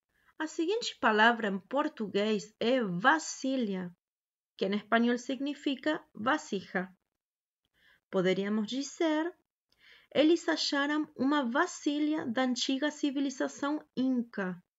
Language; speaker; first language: Portuguese; non-native, fluent; Spanish